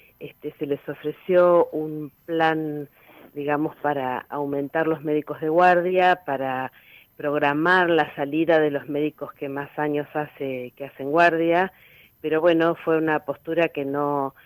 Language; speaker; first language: Spanish; native; Spanish